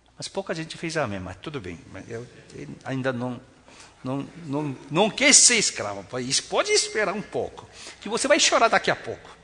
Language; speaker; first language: Portuguese; non-native, fluent; Korean